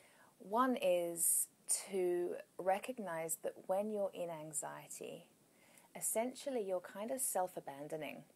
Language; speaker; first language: English; native; English